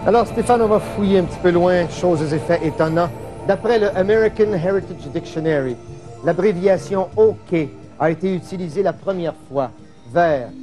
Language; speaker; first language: French; native; French